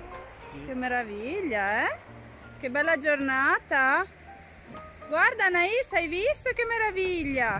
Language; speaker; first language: Italian; native; Italian